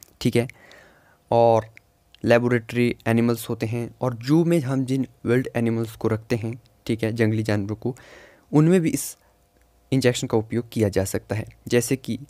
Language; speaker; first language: Hindi; native; Hindi